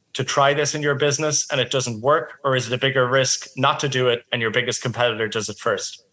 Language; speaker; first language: English; native; English